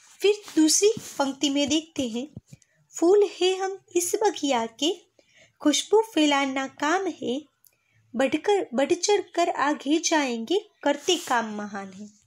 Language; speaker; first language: Hindi; non-native, local second language; Gujarati